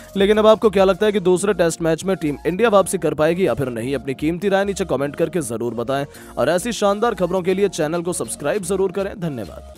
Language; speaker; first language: Hindi; native; Hindi